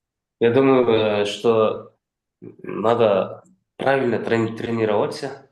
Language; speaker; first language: Russian; non-native, local second language; Kazakh